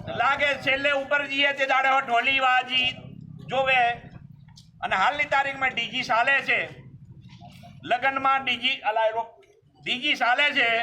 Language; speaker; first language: Gujarati; non-native, local second language; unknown